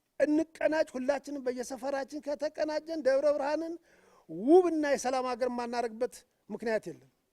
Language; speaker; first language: Amharic; native; Amharic